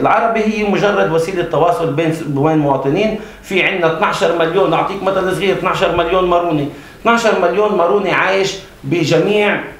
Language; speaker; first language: Arabic; native; Arabic